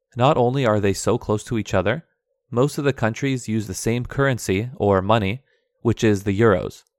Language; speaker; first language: English; early bilingual, other home language; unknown